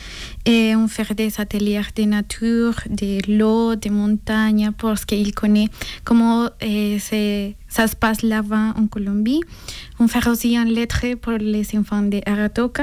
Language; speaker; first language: French; non-native, learner; Spanish